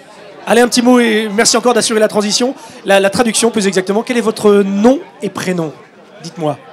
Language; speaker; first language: French; native; French